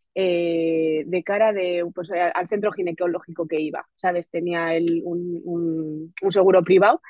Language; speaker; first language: Spanish; native; Spanish